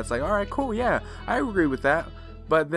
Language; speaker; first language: English; native; English